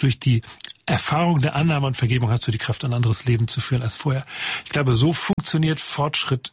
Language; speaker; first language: German; native; German